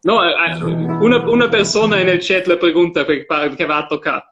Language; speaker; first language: Spanish; non-native, fluent; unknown